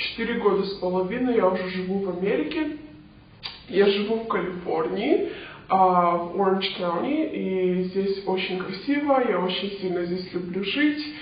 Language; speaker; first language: Russian; native; Russian